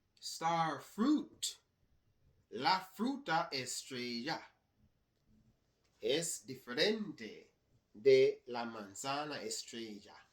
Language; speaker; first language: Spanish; non-native, learner; English